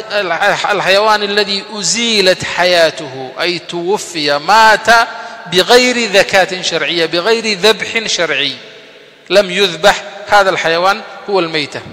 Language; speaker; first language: Arabic; non-native, fluent; Somali